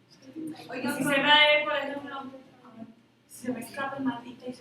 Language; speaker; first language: Spanish; native; Spanish